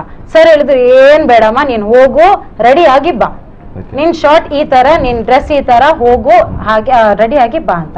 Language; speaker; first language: Kannada; non-native, local second language; Tulu